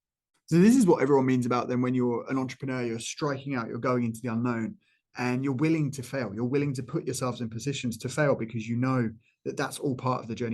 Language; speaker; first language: English; native; English